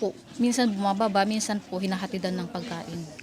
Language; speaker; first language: Filipino; native; Filipino